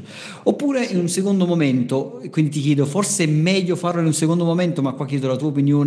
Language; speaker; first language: Italian; native; Italian